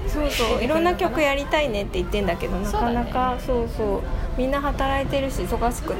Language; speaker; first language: Japanese; native; Japanese